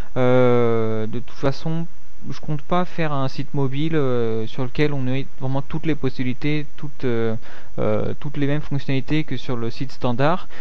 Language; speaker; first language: French; native; French